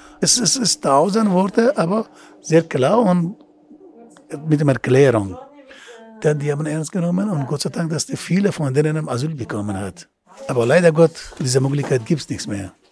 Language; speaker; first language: German; non-native, learner; Persian